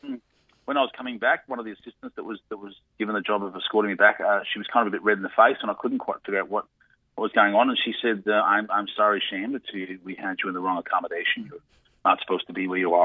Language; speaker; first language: English; native; English